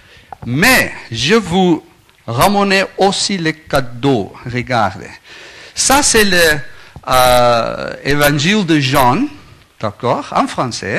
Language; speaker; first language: French; non-native, learner; Afrikaans